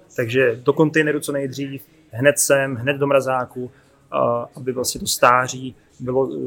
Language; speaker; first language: Czech; native; Czech